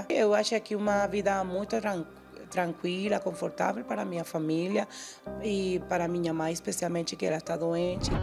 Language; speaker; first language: Portuguese; non-native, fluent; Spanish